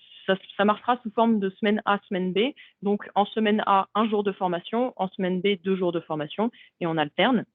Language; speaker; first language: French; native; French